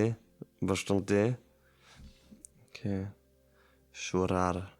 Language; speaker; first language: Portuguese; non-native, learner; German